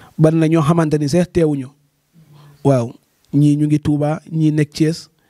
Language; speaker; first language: Wolof; native; Wolof